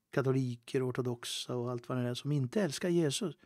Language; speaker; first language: Swedish; native; Swedish